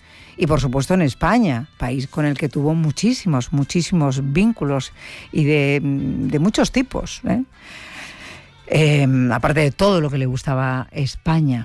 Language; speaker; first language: Spanish; native; Spanish